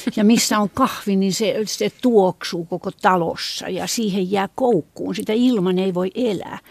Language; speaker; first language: Finnish; native; Finnish